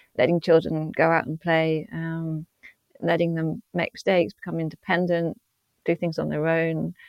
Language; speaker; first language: English; native; English